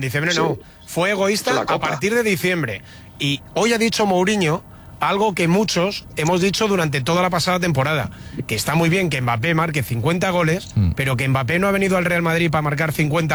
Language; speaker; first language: Spanish; native; Spanish